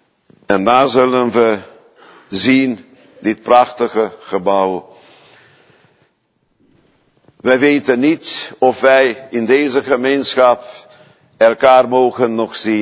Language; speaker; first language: Dutch; non-native, fluent; Hungarian